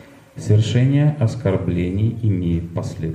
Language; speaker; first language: Russian; native; Russian